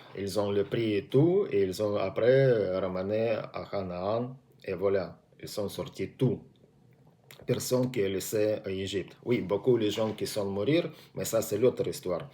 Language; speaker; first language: French; non-native, learner; Russian